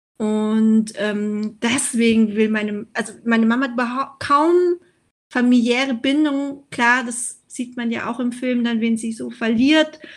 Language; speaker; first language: German; early bilingual, other home language; Vietnamese